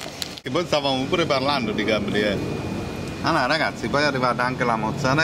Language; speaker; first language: Italian; native; Italian